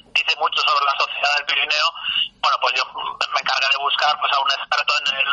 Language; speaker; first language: Spanish; native; Spanish